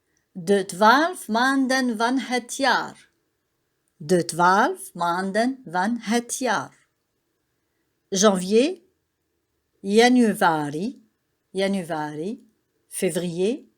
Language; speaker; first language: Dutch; non-native, learner; French